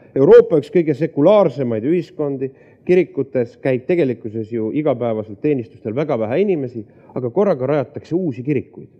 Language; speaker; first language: Estonian; native; Estonian